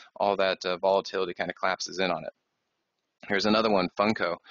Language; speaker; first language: English; native; English